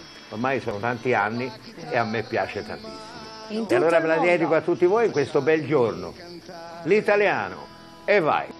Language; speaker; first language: Italian; native; Italian